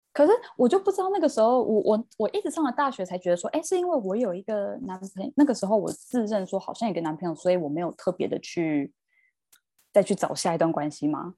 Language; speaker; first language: Chinese; early bilingual, heritage; Chinese